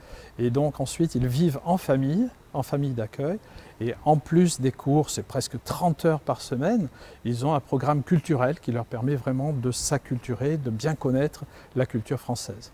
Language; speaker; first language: French; native; French